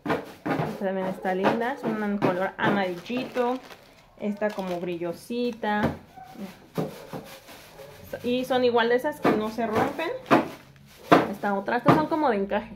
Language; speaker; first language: Spanish; native; Spanish